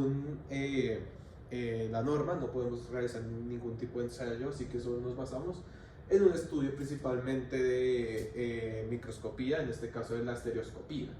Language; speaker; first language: Spanish; native; Spanish